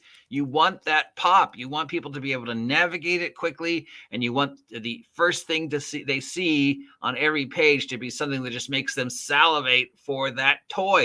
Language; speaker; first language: English; native; English